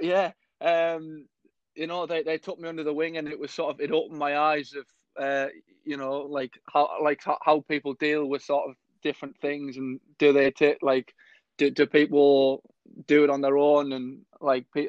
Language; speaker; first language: English; native; English